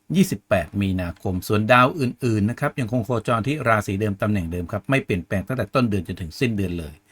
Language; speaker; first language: Thai; native; Thai